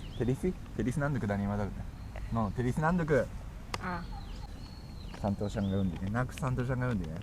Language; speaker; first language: Telugu; non-native, learner; Japanese